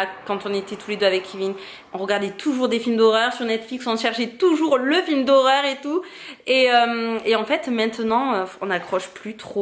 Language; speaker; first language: French; native; French